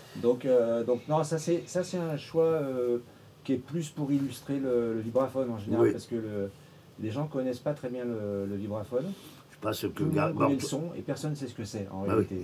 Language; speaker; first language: French; native; French